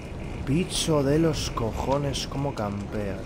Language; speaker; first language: Spanish; native; Spanish